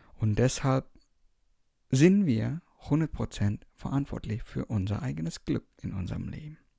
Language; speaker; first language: German; non-native, fluent; Indonesian